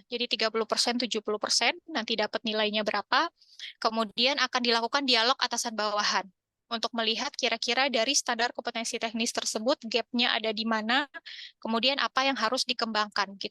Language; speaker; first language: Indonesian; native; Indonesian